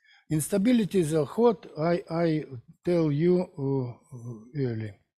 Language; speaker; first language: English; non-native, learner; Russian